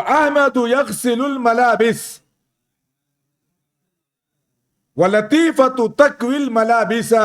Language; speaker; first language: Arabic; non-native, fluent; Urdu